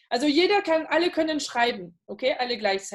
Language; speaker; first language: German; non-native, fluent; French